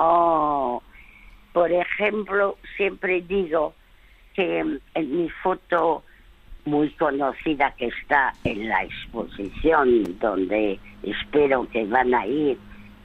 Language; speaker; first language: Spanish; early bilingual, other home language; French